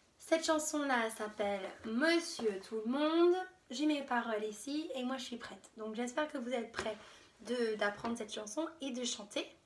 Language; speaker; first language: French; non-native, fluent; English